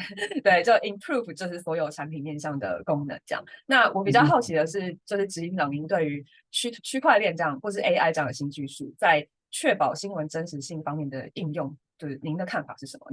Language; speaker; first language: Chinese; native; Chinese